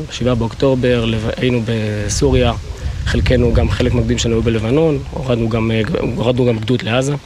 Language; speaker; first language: Hebrew; native; Hebrew